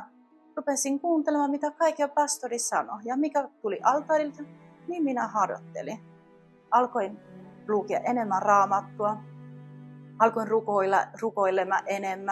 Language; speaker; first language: Finnish; non-native, fluent; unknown